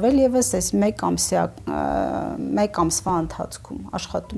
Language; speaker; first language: Armenian; native; Armenian